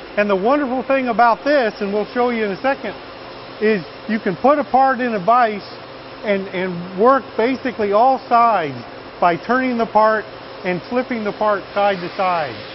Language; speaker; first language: English; native; English